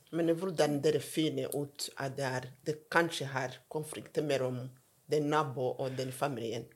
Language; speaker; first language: Norwegian; non-native, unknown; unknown